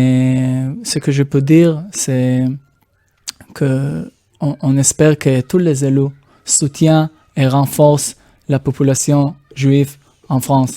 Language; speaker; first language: French; non-native, fluent; Hebrew